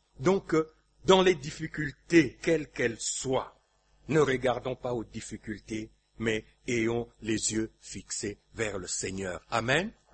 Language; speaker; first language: French; non-native, local second language; Lingala